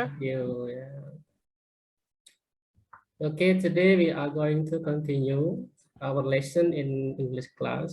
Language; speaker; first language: English; non-native, fluent; Indonesian